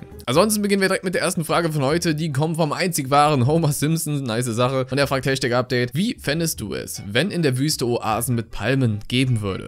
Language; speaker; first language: German; native; German